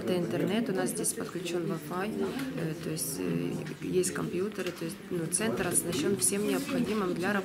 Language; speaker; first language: Russian; native; Russian